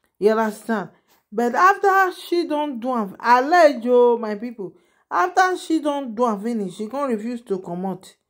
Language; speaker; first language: Nigerian Pidgin; non-native, local second language; Yoruba